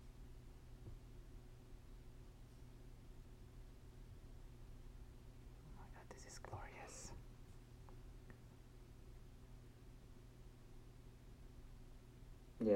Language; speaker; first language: English; native; English